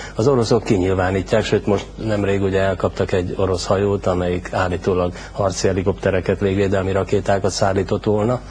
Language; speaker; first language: Hungarian; native; Hungarian